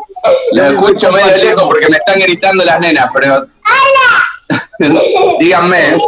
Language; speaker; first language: Spanish; native; Spanish